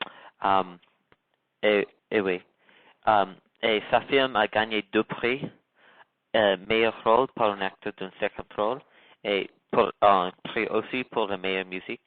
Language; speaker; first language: French; non-native, learner; English